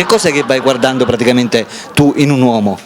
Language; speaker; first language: Italian; native; Italian